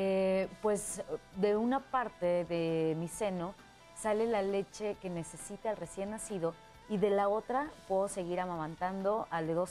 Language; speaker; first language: Spanish; native; Spanish